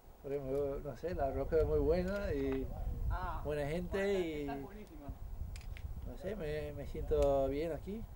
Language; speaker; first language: Spanish; non-native, fluent; English